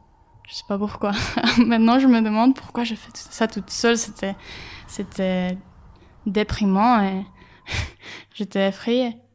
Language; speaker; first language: French; non-native, learner; Spanish